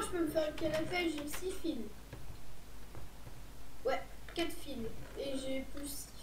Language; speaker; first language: French; native; French